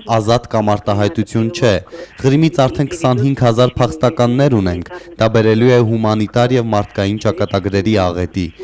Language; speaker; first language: Armenian; native; Armenian